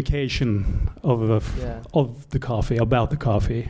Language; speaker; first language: English; non-native, fluent; Swedish